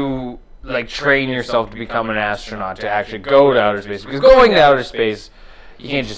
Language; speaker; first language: English; native; English